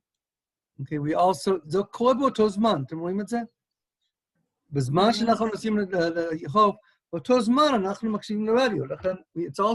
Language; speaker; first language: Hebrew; non-native, fluent; English